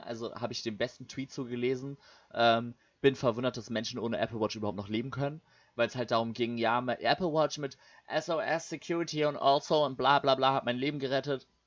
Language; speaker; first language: German; native; German